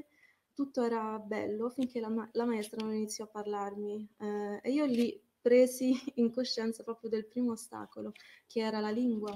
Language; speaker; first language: Italian; early bilingual, other home language; Arabic